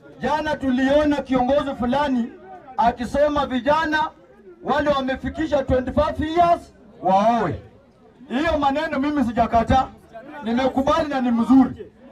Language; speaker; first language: Swahili; non-native, local second language; Luyia